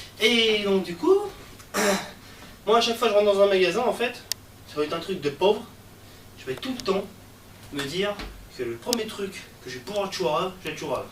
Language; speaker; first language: French; native; French